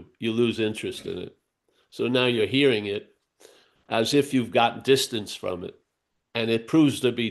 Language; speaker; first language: English; native; English